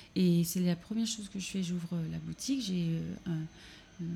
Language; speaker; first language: French; native; French